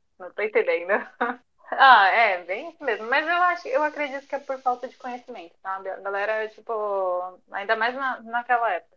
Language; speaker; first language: Portuguese; early bilingual, other home language; Japanese